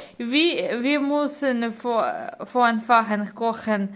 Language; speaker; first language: German; non-native, learner; Ukrainian